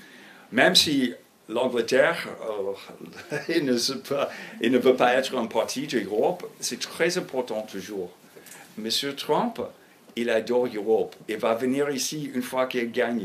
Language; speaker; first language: French; non-native, fluent; English